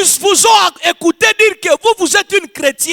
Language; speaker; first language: French; non-native, local second language; Swahili